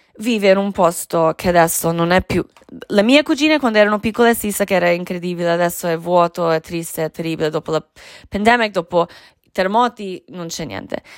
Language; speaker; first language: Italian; non-native, fluent; Croatian